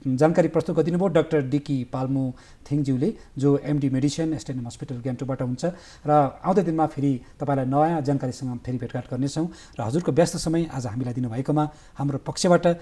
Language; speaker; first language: Nepali; native; Nepali